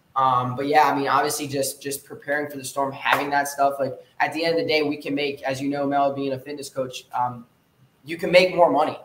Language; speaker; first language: English; native; English